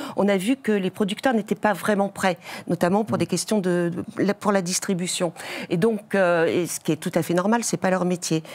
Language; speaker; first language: French; native; French